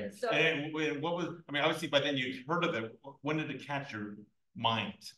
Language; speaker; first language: English; native; English